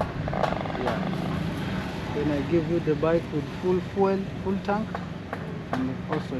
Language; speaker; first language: English; non-native, local second language; Swahili